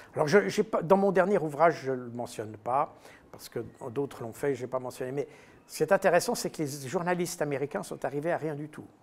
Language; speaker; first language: French; native; French